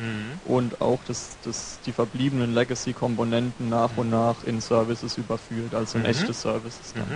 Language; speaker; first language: German; native; German